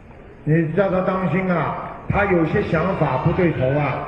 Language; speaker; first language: Chinese; native; Chinese